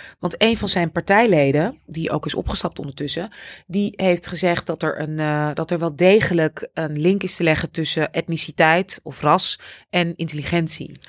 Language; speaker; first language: Dutch; native; Dutch